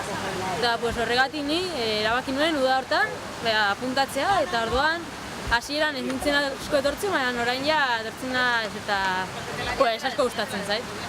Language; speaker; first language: Basque; non-native, local second language; Spanish